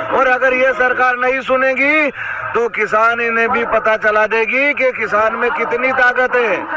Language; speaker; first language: Hindi; native; Hindi